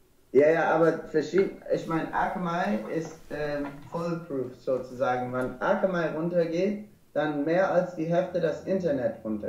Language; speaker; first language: German; non-native, learner; English